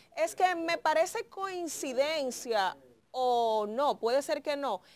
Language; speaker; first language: Spanish; native; Spanish